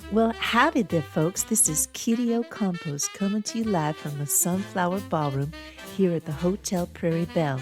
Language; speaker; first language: English; native; English